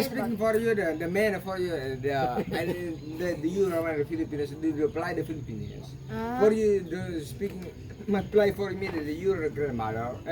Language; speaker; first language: English; non-native, learner; Indonesian